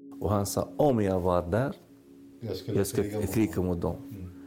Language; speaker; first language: Swedish; non-native, learner; Arabic